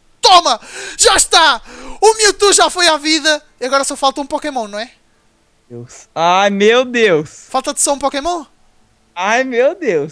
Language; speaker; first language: Portuguese; native; Portuguese